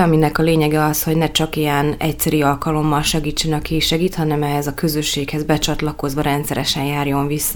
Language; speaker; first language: Hungarian; native; Hungarian